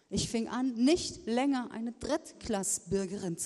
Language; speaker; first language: German; native; German